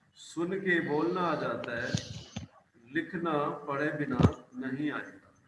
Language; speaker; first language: Hindi; non-native, local second language; Punjabi